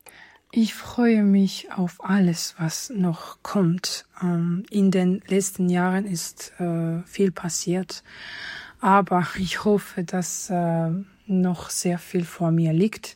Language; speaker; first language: German; non-native, fluent; Georgian